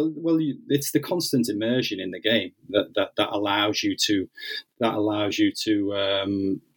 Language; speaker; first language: English; native; English